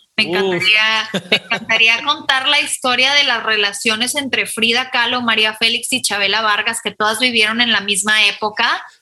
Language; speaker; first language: Spanish; native; Spanish